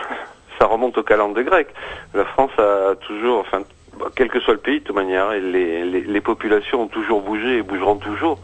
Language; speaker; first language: French; native; French